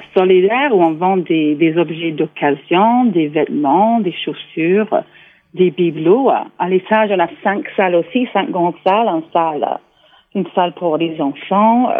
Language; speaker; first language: French; non-native, fluent; English